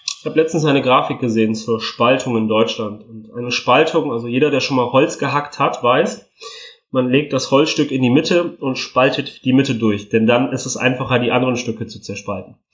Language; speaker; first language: German; early bilingual, other home language; Italian